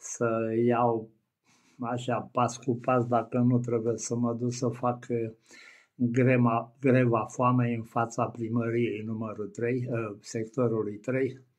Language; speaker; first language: Romanian; native; Romanian